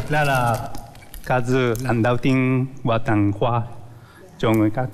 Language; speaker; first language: Vietnamese; non-native, learner; Japanese